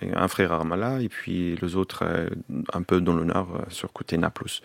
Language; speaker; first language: French; non-native, fluent; Arabic